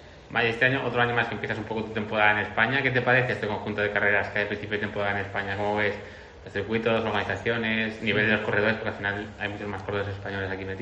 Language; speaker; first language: Spanish; native; Spanish